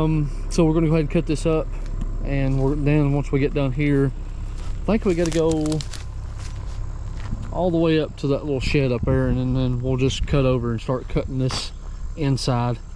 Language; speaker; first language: English; native; English